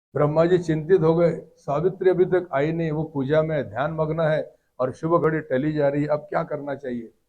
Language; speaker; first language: Hindi; non-native, local second language; Marathi